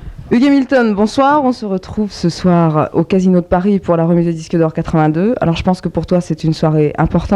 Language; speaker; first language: French; native; French